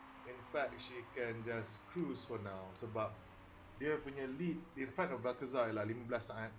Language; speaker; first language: English; non-native, local second language; Malay